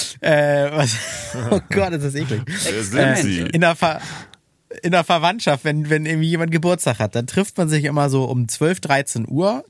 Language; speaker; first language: German; native; German